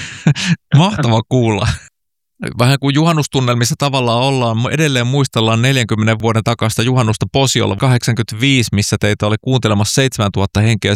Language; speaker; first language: Finnish; native; Finnish